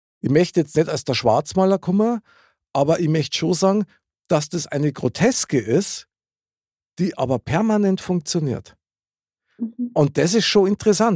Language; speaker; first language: German; native; German